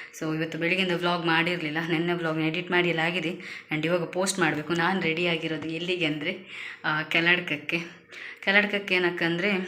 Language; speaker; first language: Kannada; native; Kannada